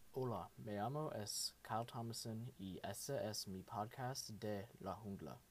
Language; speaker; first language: Spanish; non-native, learner; English